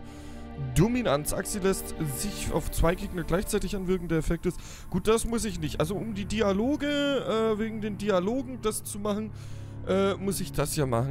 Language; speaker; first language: German; native; German